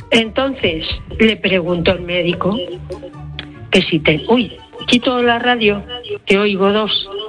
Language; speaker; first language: Spanish; native; Spanish